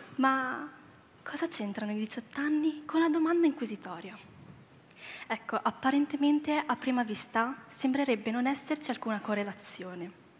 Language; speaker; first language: Italian; early bilingual, other home language; Chinese